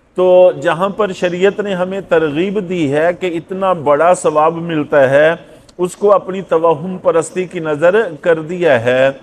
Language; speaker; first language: Urdu; native; Urdu